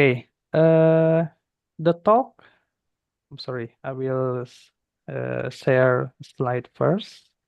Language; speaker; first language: English; non-native, fluent; Indonesian